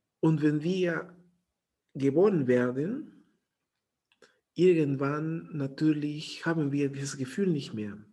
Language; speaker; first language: German; non-native, fluent; Spanish